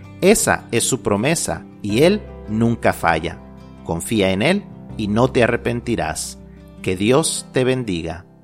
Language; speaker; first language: Spanish; native; Spanish